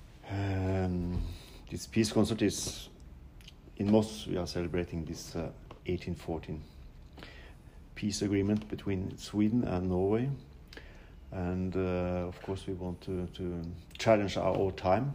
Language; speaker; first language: English; non-native, fluent; Norwegian